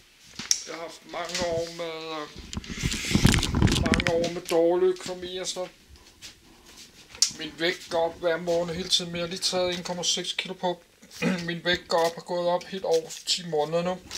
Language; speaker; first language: Danish; native; Danish